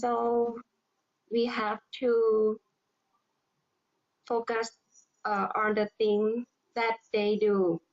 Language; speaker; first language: English; non-native, learner; Thai